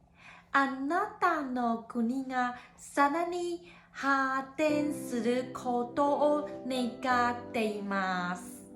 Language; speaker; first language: Japanese; non-native, learner; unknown